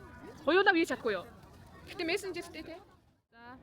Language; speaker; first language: Korean; non-native, learner; Mongolian